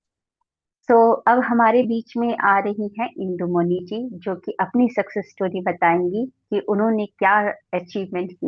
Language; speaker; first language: Hindi; native; Hindi